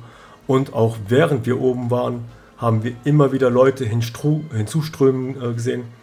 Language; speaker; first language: German; native; German